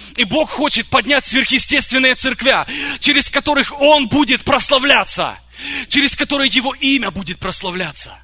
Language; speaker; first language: Russian; early bilingual, other home language; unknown